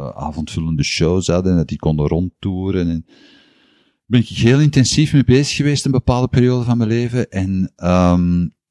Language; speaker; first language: Dutch; native; Dutch